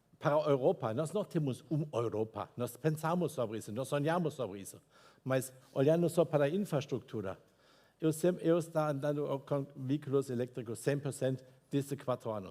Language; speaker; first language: Portuguese; non-native, fluent; German